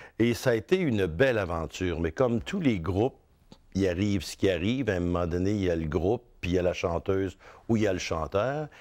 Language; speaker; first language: French; native; French